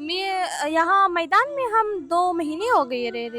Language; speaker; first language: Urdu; non-native, learner; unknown